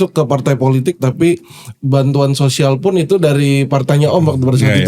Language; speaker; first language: Indonesian; native; Indonesian